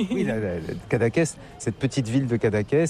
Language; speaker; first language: French; native; French